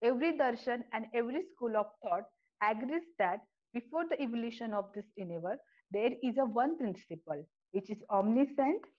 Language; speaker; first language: English; non-native, local second language; Marathi